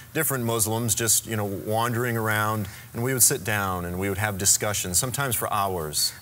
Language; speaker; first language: English; native; English